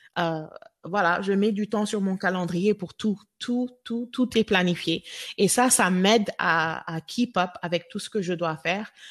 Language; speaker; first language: French; non-native, local second language; Wolof